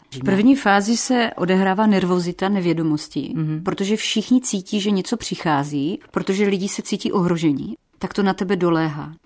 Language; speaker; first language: Czech; native; Czech